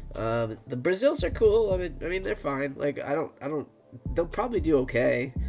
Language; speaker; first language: English; native; English